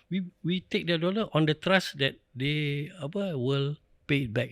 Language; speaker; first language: English; non-native, local second language; Malay